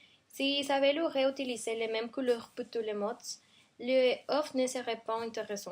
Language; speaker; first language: French; non-native, learner; Spanish